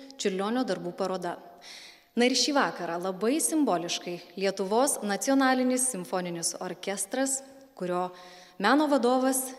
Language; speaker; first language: Lithuanian; native; Lithuanian